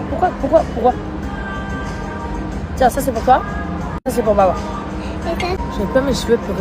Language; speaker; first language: French; native; French